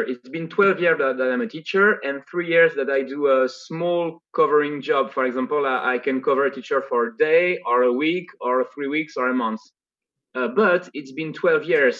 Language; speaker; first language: English; non-native, fluent; French